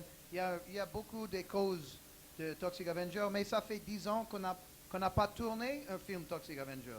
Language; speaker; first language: French; non-native, learner; English